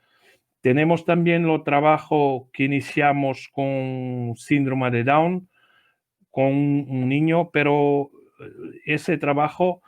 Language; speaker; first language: Spanish; non-native, learner; Portuguese